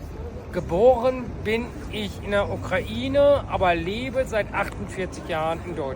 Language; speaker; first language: German; non-native, fluent; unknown